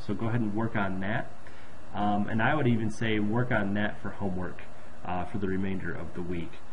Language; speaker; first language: English; native; English